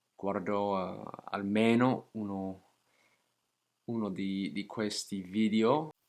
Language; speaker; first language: Italian; non-native, fluent; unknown